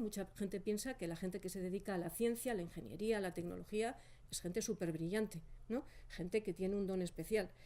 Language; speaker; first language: Spanish; native; Spanish